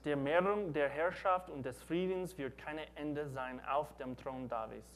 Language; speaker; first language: German; non-native, learner; English